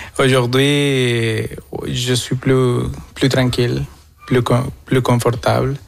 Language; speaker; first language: French; non-native, fluent; Spanish